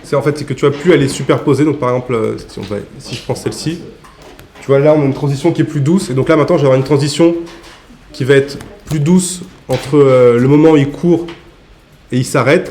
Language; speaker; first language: French; native; French